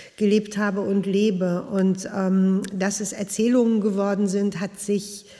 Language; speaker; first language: German; native; German